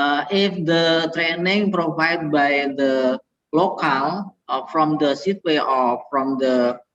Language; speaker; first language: English; non-native, learner; Indonesian